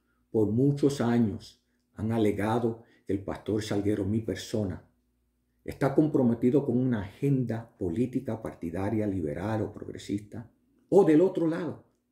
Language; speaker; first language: Spanish; early bilingual, heritage; Spanish